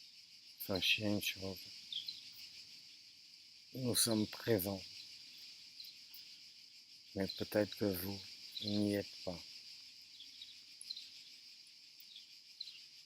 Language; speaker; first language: French; native; French